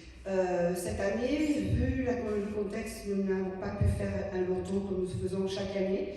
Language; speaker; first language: French; native; French